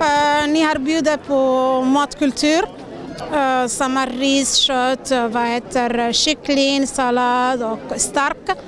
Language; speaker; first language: Swedish; non-native, learner; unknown